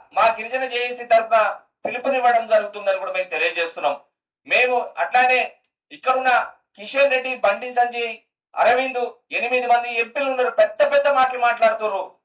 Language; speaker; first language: Telugu; native; Telugu